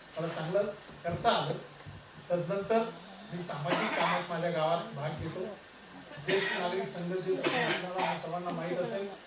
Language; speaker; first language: Marathi; native; Marathi